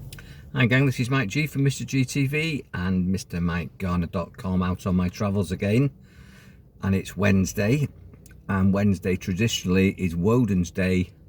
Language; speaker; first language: English; native; English